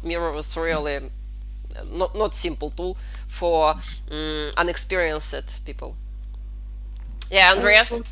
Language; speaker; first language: English; non-native, fluent; Russian